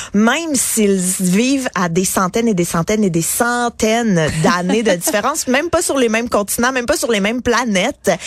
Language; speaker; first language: French; native; French